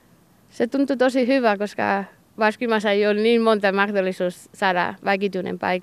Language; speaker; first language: Finnish; non-native, learner; Basque